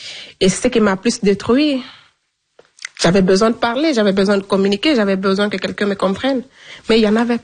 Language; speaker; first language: French; non-native, local second language; Fula